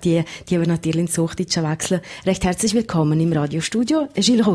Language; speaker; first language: German; native; German